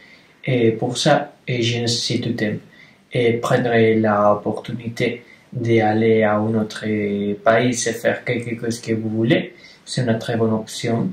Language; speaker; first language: French; non-native, learner; Spanish